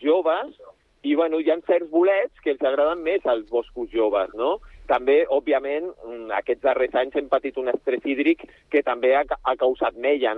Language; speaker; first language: Catalan; native; Catalan